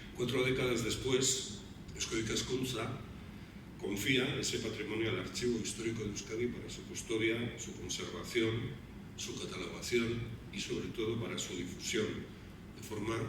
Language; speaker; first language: Spanish; native; Spanish